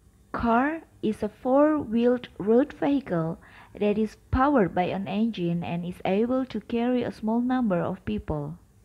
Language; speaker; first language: English; non-native, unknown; Indonesian